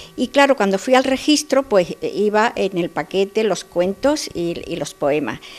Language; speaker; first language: Spanish; native; Spanish